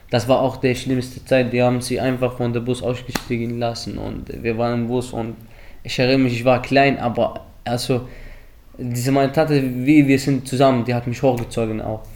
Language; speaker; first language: German; early bilingual, other home language; Arabic